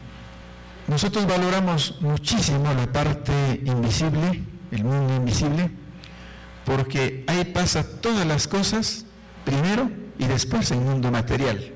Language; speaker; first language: Spanish; non-native, local second language; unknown